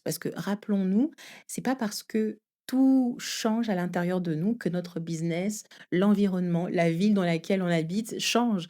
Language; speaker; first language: French; native; French